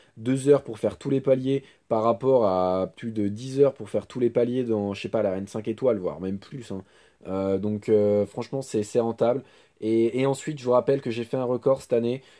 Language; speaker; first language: French; native; French